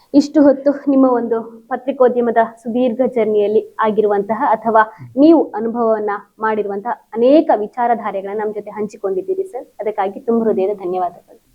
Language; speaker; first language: Kannada; native; Kannada